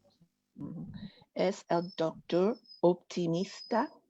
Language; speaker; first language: Spanish; non-native, learner; English